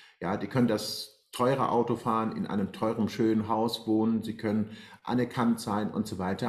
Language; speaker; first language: German; non-native, fluent; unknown